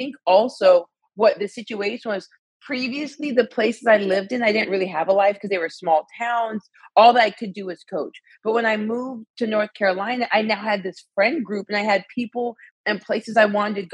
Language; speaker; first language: English; native; English